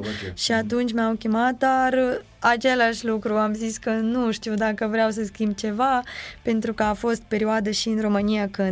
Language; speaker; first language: Romanian; non-native, fluent; Ukrainian